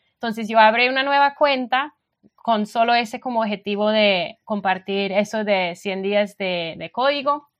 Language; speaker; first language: Spanish; non-native, fluent; English